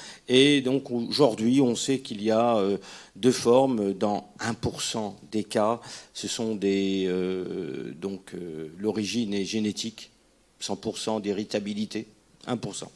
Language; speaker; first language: French; native; French